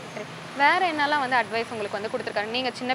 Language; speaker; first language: Tamil; native; Tamil